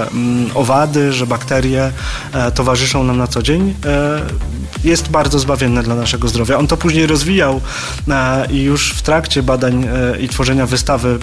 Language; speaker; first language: Polish; native; Polish